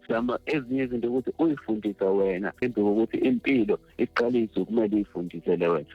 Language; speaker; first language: Zulu; native; Zulu